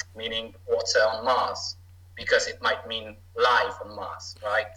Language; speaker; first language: English; non-native, fluent; Polish